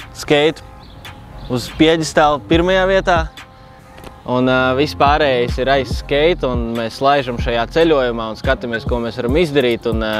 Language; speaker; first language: Latvian; native; Latvian